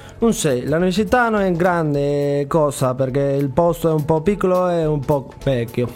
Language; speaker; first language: Italian; non-native, learner; Spanish